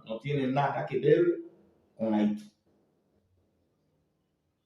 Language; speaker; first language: Spanish; non-native, fluent; Haitian Creole